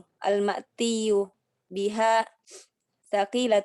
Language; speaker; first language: Arabic; non-native, learner; Indonesian